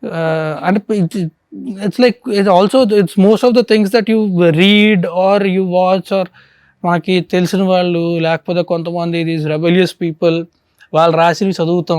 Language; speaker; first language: Telugu; native; Telugu